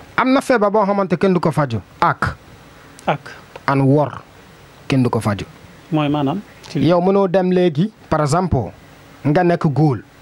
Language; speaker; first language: Wolof; non-native, learner; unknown